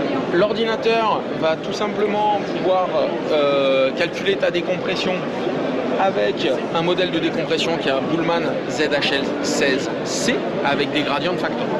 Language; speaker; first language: French; native; French